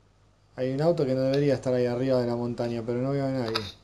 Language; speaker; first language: Spanish; native; Spanish